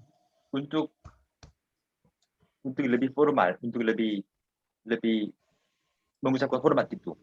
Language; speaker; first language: Indonesian; non-native, fluent; Korean